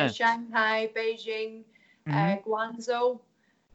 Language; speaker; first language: English; native; English